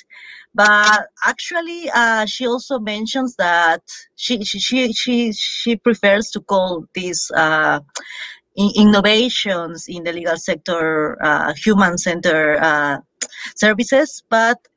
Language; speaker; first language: English; non-native, fluent; Spanish